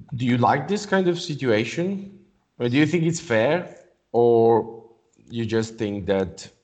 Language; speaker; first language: English; non-native, fluent; Italian